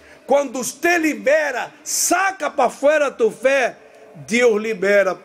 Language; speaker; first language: Portuguese; non-native, learner; Spanish